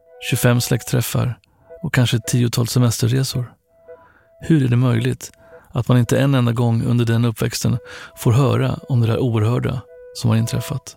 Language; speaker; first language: Swedish; native; Swedish